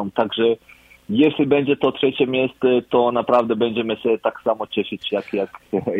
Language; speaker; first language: Polish; non-native, fluent; Croatian